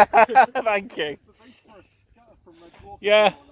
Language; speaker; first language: English; native; English